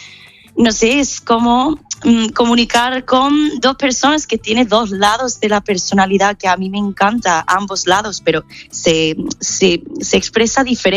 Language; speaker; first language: Spanish; non-native, fluent; English